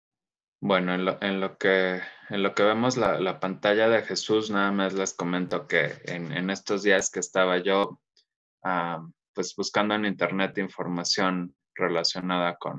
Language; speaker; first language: Spanish; native; Spanish